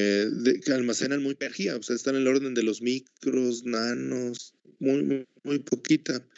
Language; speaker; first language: Spanish; native; Spanish